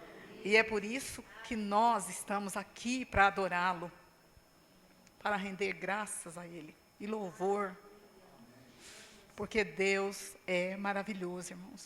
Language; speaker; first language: Portuguese; native; Portuguese